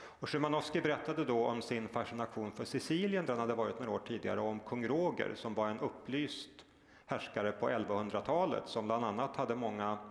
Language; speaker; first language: Swedish; native; Swedish